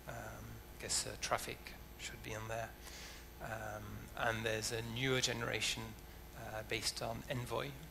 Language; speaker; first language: English; native; English